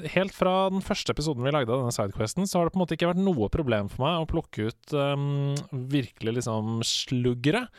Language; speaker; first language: Norwegian; native; Norwegian